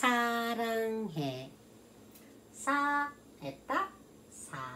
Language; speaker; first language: Russian; non-native, learner; Korean